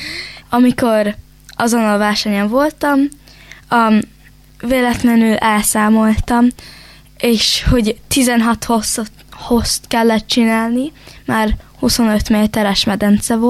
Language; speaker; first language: Hungarian; early bilingual, heritage; Hungarian